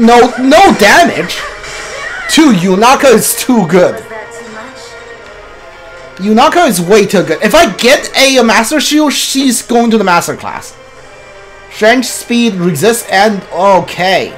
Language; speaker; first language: English; native; English